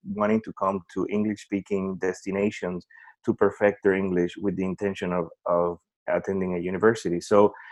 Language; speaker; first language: English; non-native, fluent; Spanish